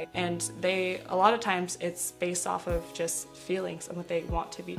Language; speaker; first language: English; native; English